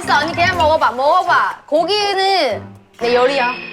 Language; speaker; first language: Korean; non-native, fluent; Chinese